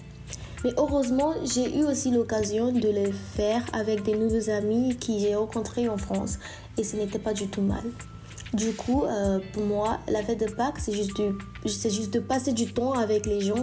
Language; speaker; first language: French; non-native, fluent; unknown